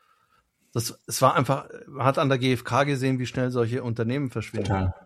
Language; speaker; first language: German; native; German